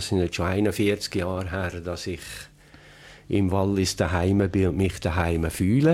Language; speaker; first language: German; native; German